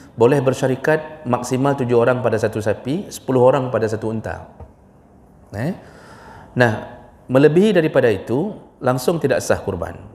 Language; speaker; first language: Malay; non-native, local second language; Achinese